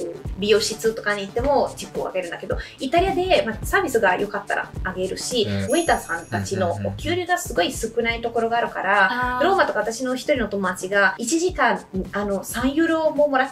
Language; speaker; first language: Japanese; non-native, fluent; Italian